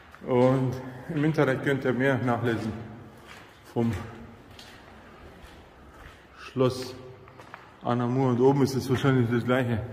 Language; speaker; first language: German; early bilingual, other home language; Bosnian